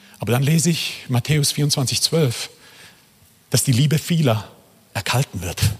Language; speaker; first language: German; non-native, fluent; Croatian